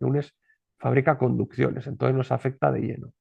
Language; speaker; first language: Spanish; native; Spanish